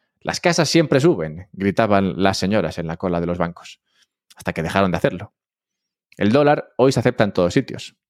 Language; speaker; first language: Spanish; native; Spanish